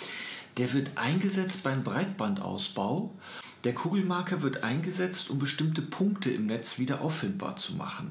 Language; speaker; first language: German; native; German